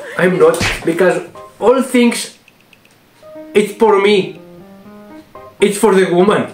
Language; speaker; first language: English; non-native, learner; Greek